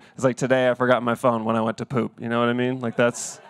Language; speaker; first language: English; native; English